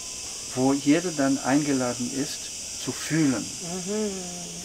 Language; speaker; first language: German; non-native, fluent; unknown